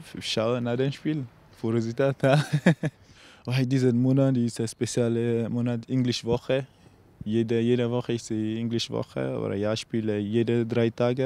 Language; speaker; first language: German; non-native, learner; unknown